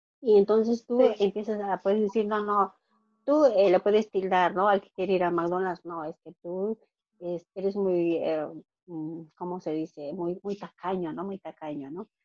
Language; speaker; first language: Spanish; native; Spanish